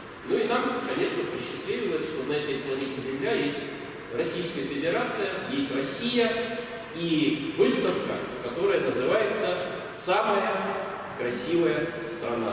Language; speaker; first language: Russian; native; Russian